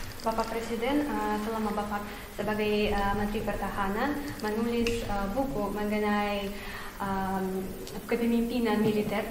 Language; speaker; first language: Indonesian; non-native, fluent; Russian